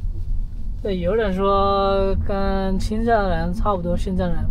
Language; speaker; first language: Chinese; non-native, fluent; Bangla